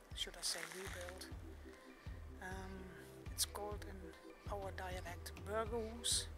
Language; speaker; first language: English; non-native, fluent; Dutch